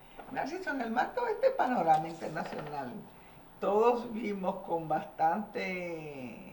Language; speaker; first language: Spanish; native; Spanish